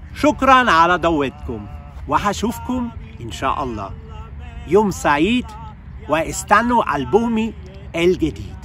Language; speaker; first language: Egyptian Arabic; non-native, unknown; German